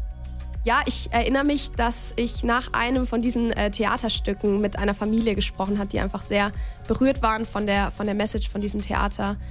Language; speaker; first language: German; native; German